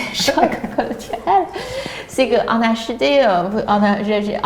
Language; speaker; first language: French; non-native, learner; Chinese